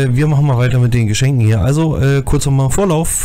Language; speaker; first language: German; native; German